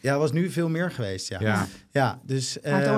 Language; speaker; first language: Dutch; native; Dutch